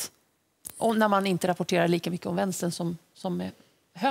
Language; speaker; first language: Swedish; native; Swedish